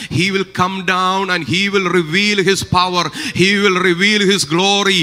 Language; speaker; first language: English; non-native, local second language; Malayalam